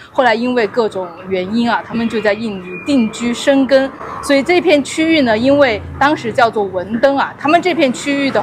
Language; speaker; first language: Chinese; native; Chinese